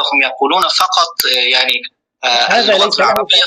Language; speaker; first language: Arabic; non-native, fluent; Uzbek